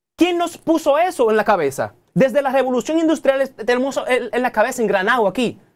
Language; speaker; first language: Spanish; native; Spanish